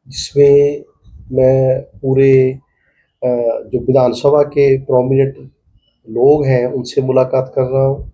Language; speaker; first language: Hindi; non-native, local second language; Punjabi